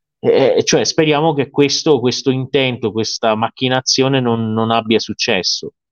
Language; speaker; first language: Italian; non-native, fluent; Persian